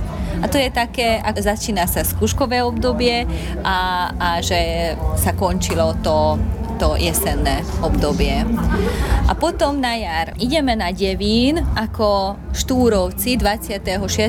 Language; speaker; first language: Slovak; non-native, local second language; Hungarian